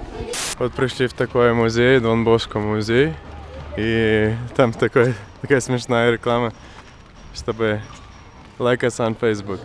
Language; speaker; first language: Russian; non-native, fluent; English